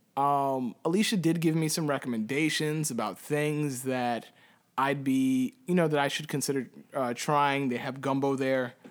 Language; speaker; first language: English; early bilingual, heritage; Spanish